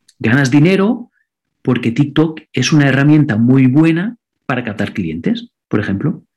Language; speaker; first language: Spanish; non-native, local second language; Catalan